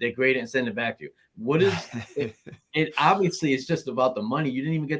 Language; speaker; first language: English; native; English